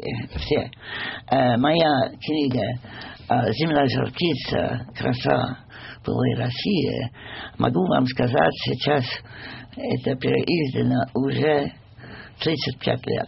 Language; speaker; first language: Russian; non-native, fluent; English